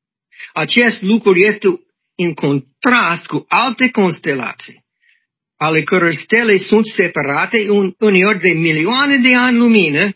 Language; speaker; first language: Romanian; non-native, learner; English